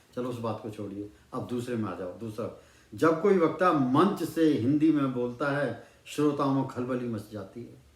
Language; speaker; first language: Hindi; non-native, local second language; Punjabi